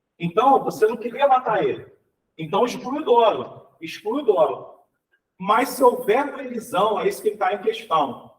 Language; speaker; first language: Portuguese; native; Portuguese